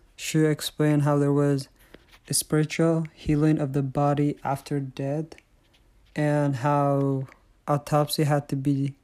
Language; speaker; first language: English; non-native, fluent; Tigrinya